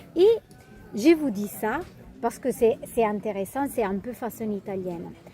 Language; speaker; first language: French; non-native, fluent; Italian